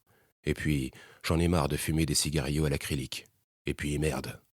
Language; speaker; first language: French; native; French